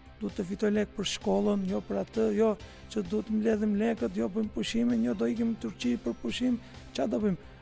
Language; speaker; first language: Albanian; non-native, fluent; Turkish